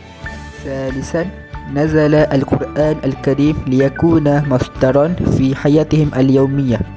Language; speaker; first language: Arabic; non-native, learner; Malay